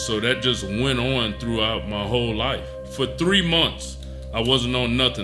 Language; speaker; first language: English; native; English